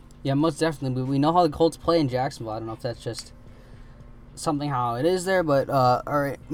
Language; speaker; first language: English; native; English